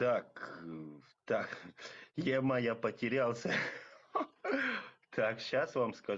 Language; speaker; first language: Russian; native; Russian